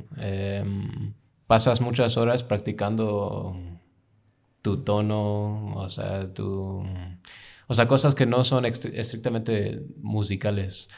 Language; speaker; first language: Spanish; non-native, fluent; English